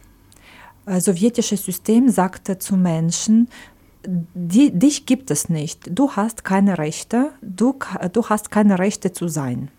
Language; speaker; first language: German; non-native, fluent; Ukrainian